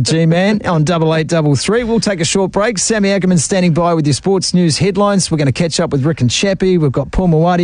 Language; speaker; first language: English; native; English